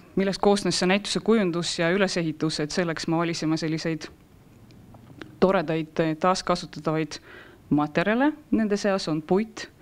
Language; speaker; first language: Estonian; non-native, local second language; Russian